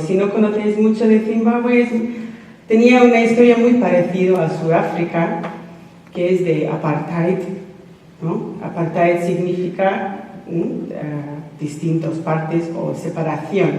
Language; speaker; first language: Spanish; non-native, fluent; English